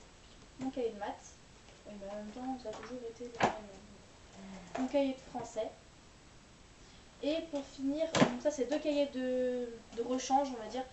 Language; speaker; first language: French; native; French